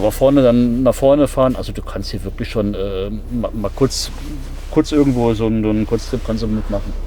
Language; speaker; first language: German; native; German